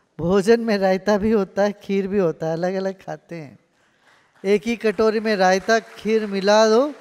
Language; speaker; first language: Hindi; non-native, local second language; Tamil